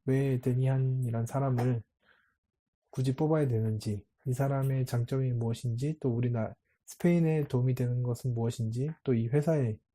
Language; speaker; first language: Korean; native; Korean